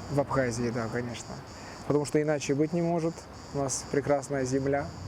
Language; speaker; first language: Russian; early bilingual, other home language; Turkish